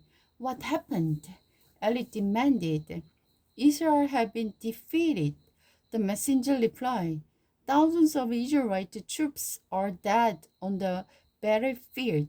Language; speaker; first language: English; non-native, learner; Korean